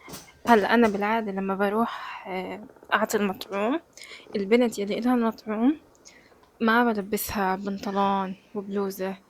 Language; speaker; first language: Arabic; native; Arabic